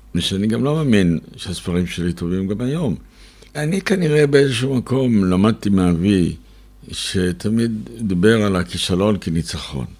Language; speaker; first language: Hebrew; native; Hebrew